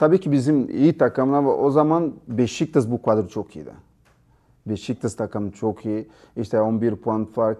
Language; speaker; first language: Turkish; non-native, learner; Portuguese